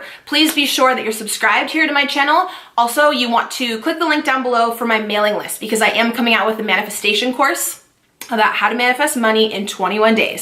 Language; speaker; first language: English; native; English